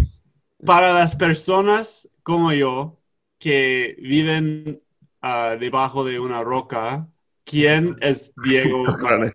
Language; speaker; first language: Spanish; non-native, learner; English